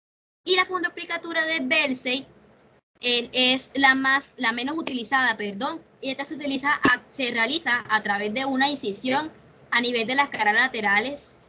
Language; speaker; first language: Spanish; native; Spanish